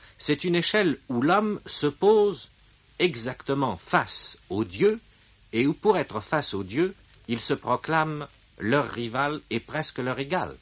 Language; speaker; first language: French; native; French